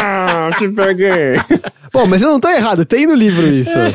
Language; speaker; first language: Portuguese; native; Portuguese